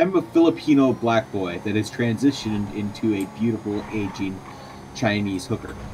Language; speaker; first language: English; native; English